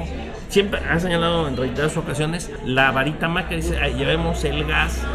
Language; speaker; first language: Spanish; native; Spanish